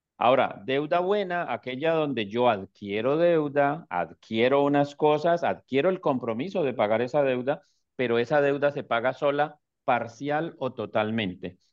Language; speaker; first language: Spanish; native; Spanish